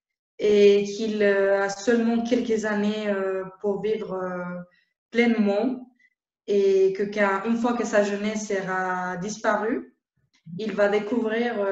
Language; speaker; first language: French; non-native, fluent; Spanish